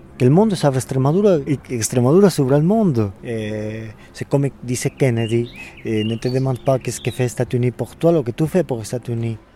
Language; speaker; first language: French; non-native, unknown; Spanish